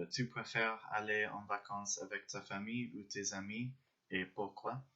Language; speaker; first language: French; non-native, learner; English